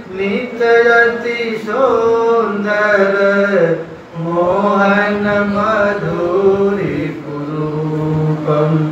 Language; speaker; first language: Hindi; non-native, local second language; Bangla